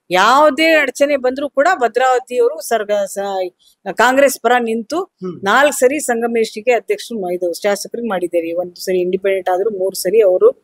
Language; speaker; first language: Kannada; non-native, local second language; Urdu